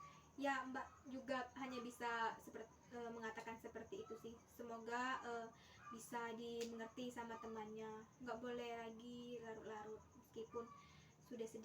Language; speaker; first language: Indonesian; native; Indonesian